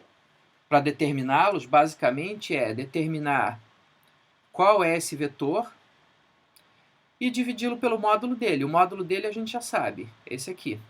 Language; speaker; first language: Portuguese; native; Portuguese